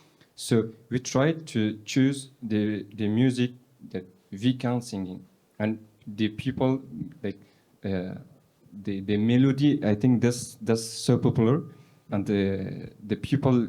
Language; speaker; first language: English; non-native, learner; Persian